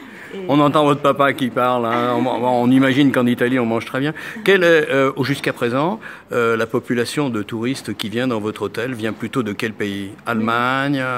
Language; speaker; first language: French; native; French